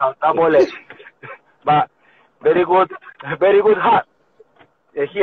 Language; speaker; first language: English; non-native, learner; Spanish